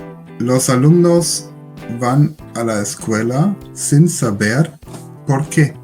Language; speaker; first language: Spanish; non-native, learner; German